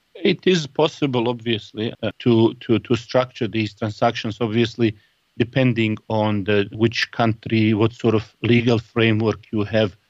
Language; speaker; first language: English; non-native, fluent; Bosnian